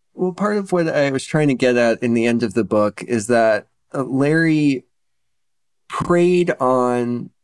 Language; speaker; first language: English; early bilingual, other home language; Russian